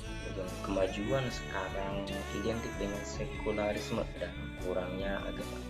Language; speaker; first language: Indonesian; native; Indonesian